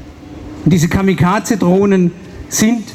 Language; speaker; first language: German; native; German